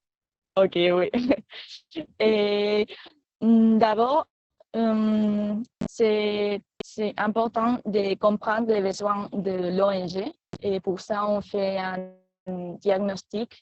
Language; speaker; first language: French; non-native, fluent; Spanish